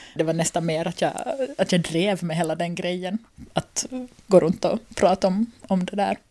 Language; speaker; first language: Swedish; native; Swedish